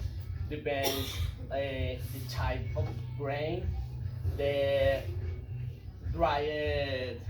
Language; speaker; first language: English; non-native, learner; Spanish